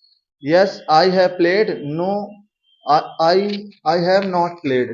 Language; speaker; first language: English; non-native, learner; Hindi